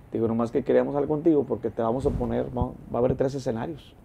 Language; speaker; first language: Spanish; native; Spanish